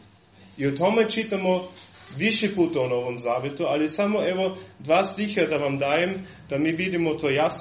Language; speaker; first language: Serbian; non-native, fluent; German